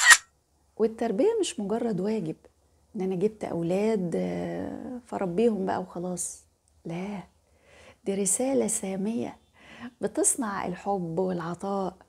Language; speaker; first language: Arabic; native; Arabic